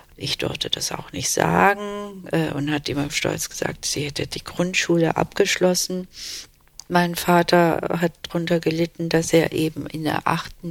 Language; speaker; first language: German; early bilingual, other home language; Turkish